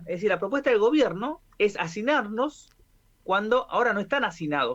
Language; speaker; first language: Spanish; native; Spanish